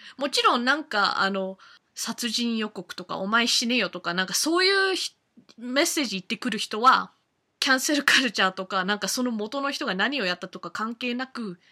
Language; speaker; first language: Japanese; native; Japanese